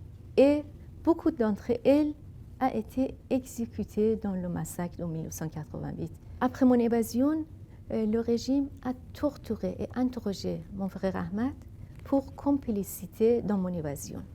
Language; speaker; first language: French; non-native, fluent; Persian